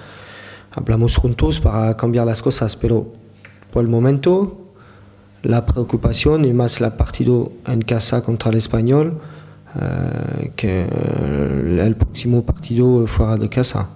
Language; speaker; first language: Spanish; non-native, fluent; French